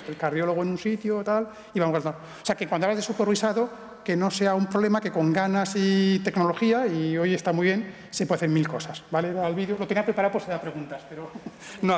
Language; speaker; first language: Spanish; native; Spanish